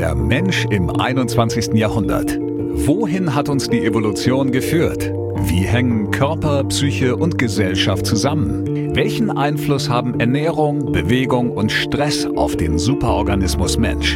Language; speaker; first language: German; native; German